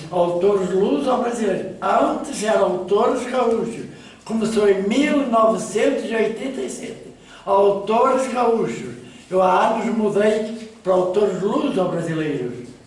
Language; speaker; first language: Portuguese; native; Portuguese